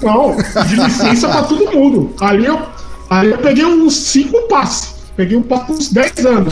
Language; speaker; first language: Portuguese; native; Portuguese